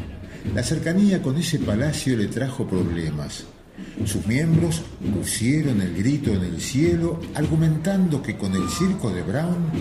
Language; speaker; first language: Spanish; native; Spanish